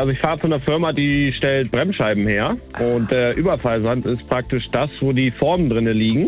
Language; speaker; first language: German; native; German